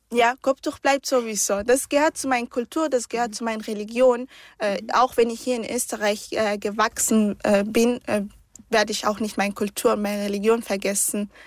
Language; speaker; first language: German; early bilingual, other home language; Arabic